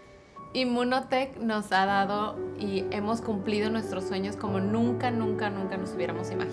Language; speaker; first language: Spanish; native; Spanish